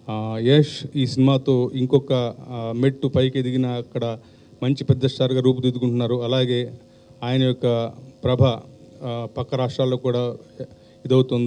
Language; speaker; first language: Telugu; native; Telugu